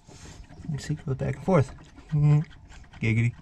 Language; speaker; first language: English; native; English